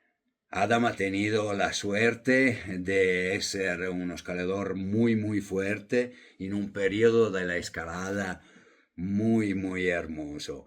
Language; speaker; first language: Spanish; non-native, fluent; Italian